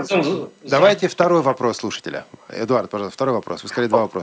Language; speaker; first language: Russian; native; Russian